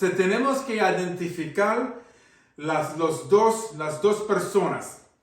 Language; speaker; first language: Spanish; early bilingual, heritage; Spanish